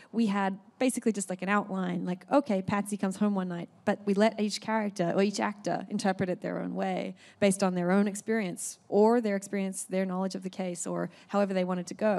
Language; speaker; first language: English; native; English